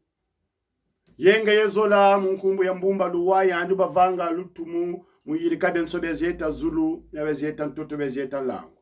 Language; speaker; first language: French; non-native, local second language; Kongo